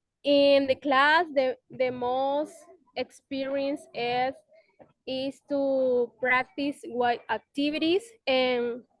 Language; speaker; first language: English; non-native, learner; Spanish